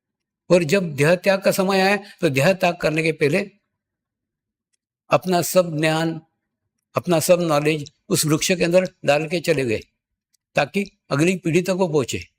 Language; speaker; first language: Hindi; native; Hindi